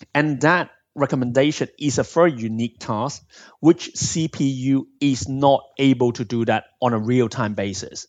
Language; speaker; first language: English; non-native, local second language; Cantonese